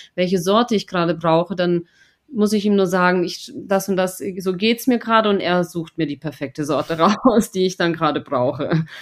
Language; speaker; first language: German; non-native, fluent; Russian